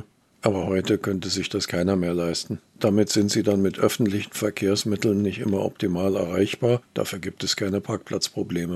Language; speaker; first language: German; native; German